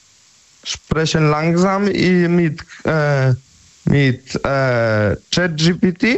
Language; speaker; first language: German; non-native, learner; Polish